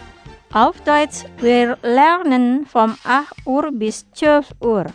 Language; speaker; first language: German; non-native, fluent; Indonesian